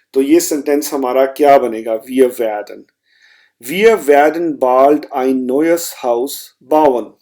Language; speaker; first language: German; non-native, fluent; Urdu